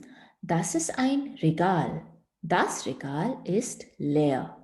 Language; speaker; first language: German; non-native, fluent; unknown